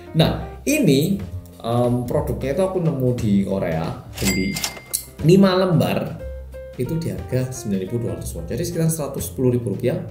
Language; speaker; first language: Indonesian; non-native, fluent; Korean